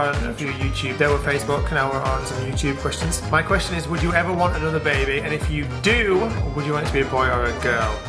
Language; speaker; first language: English; native; English